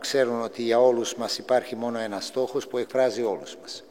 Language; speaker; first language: Greek; non-native, fluent; Serbian